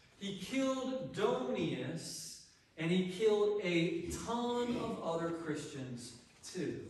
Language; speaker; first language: English; native; English